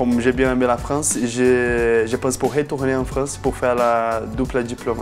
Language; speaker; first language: French; non-native, learner; Portuguese